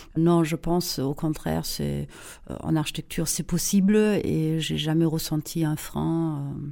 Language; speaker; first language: French; non-native, fluent; German